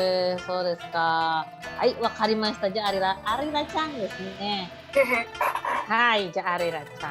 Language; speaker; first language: Japanese; non-native, fluent; Indonesian